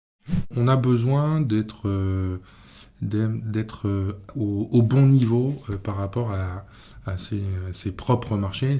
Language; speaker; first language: French; native; French